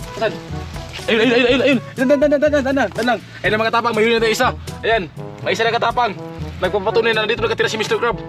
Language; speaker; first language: Filipino; non-native, local second language; Cebuano